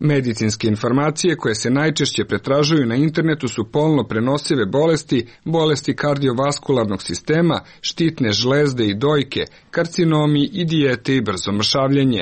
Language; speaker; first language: Serbian; native; Serbian